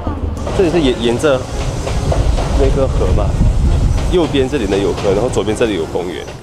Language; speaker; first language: Chinese; native; Chinese